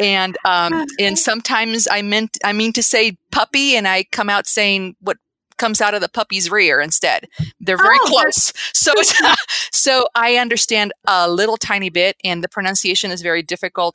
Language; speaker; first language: English; early bilingual, other home language; Spanish